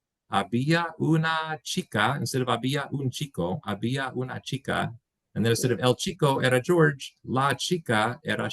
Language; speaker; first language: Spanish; non-native, fluent; English